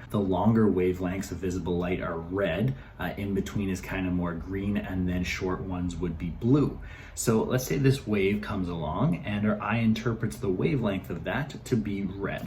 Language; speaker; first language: English; native; English